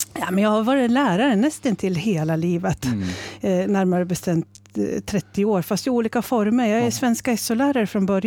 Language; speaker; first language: Swedish; native; Swedish